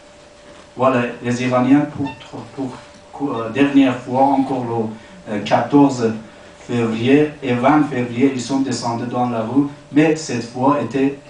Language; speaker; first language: French; non-native, learner; Persian